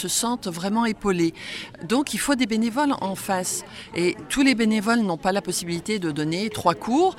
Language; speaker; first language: French; native; French